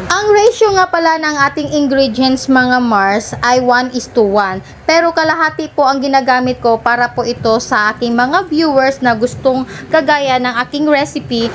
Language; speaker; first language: Filipino; non-native, local second language; Cebuano